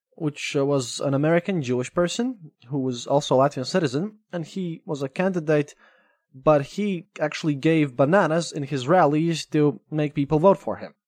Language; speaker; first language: English; non-native, fluent; Russian